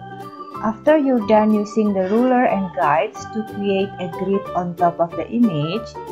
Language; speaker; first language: English; non-native, fluent; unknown